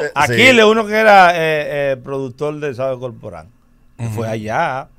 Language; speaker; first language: Spanish; native; Spanish